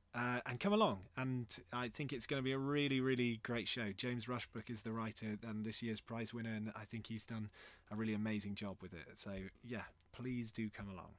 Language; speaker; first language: English; native; English